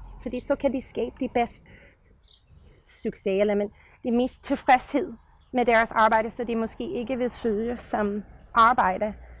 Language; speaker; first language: Danish; non-native, fluent; English